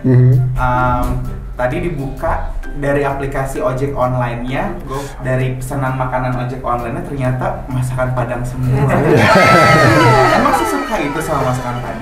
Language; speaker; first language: Indonesian; native; Indonesian